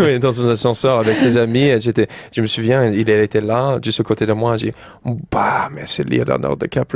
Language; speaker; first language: French; non-native, learner; English